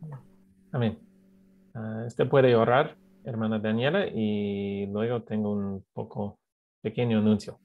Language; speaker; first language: Spanish; non-native, fluent; English